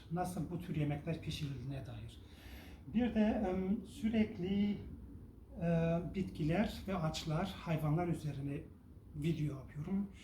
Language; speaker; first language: Turkish; non-native, local second language; Kurdish